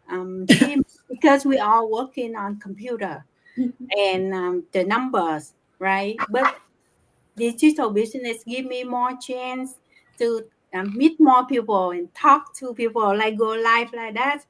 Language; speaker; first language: English; non-native, learner; Vietnamese